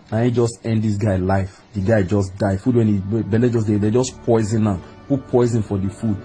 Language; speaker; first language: Nigerian Pidgin; non-native, local second language; Igbo